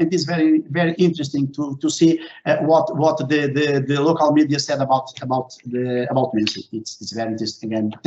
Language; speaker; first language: English; non-native, fluent; Portuguese